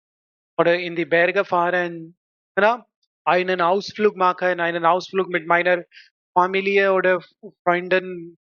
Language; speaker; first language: German; non-native, fluent; Hindi